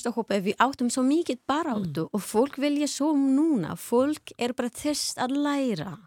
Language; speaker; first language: Icelandic; non-native, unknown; Persian